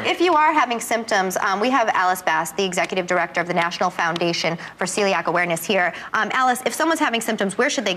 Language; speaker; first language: English; native; English